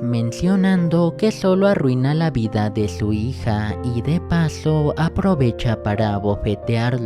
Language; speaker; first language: Spanish; native; Spanish